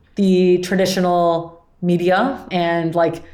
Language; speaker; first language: English; non-native, fluent; Spanish